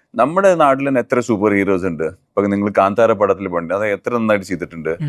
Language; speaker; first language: Malayalam; early bilingual, heritage; Malayalam